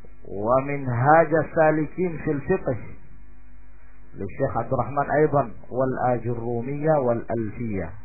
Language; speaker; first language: Arabic; non-native, fluent; Indonesian